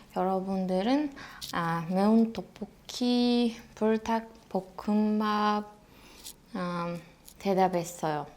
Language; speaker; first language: Korean; non-native, learner; Russian